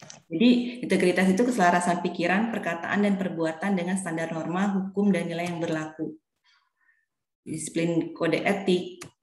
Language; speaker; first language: Indonesian; native; Indonesian